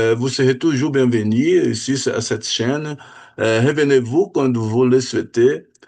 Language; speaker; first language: French; non-native, fluent; Portuguese